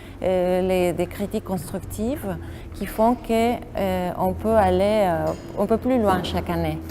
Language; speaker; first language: French; non-native, fluent; Spanish